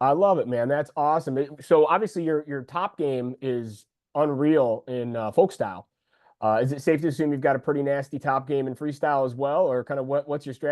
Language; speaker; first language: English; native; English